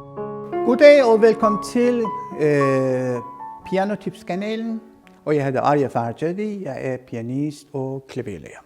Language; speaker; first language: Danish; non-native, fluent; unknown